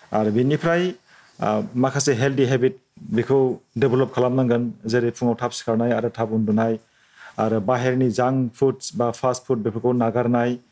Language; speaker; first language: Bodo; native; Bodo